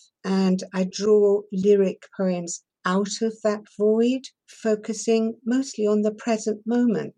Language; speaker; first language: English; early bilingual, other home language; Persian